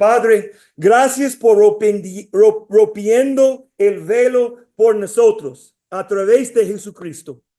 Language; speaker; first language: Spanish; non-native, fluent; English